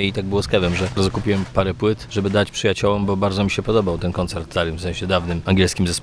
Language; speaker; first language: Polish; native; Polish